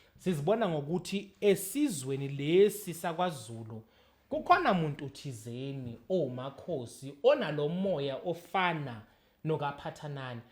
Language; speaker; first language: Zulu; native; Zulu